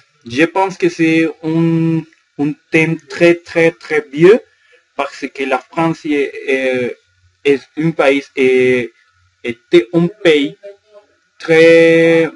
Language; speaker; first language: French; non-native, learner; Spanish